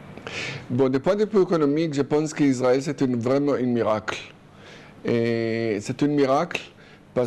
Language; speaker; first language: French; non-native, fluent; Hebrew